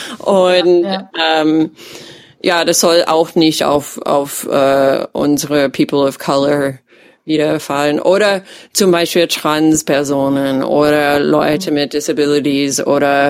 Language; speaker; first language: German; non-native, fluent; English